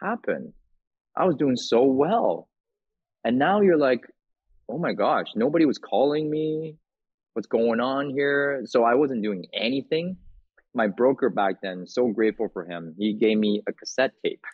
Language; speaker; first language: English; early bilingual, other home language; Chinese